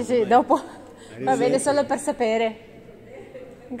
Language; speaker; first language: Italian; non-native, learner; Russian